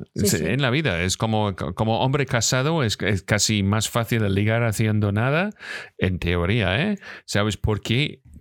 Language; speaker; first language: Spanish; non-native, fluent; English